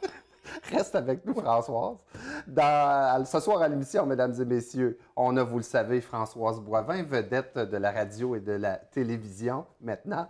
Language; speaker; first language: French; native; French